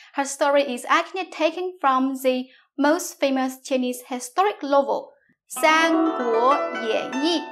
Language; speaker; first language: English; non-native, fluent; Chinese